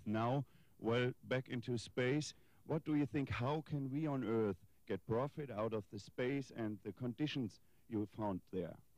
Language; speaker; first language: English; non-native, fluent; German